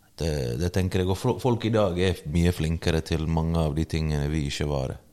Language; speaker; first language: Norwegian; early bilingual, other home language; Bosnian